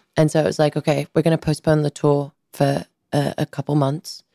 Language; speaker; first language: English; early bilingual, other home language; Albanian